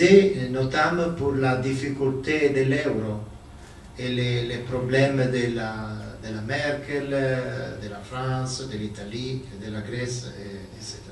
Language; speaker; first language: French; non-native, learner; Italian